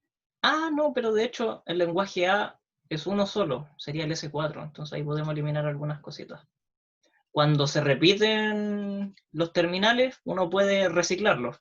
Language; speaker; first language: Spanish; native; Spanish